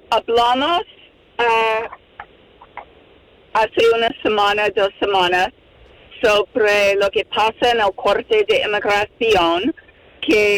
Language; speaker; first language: Spanish; non-native, fluent; English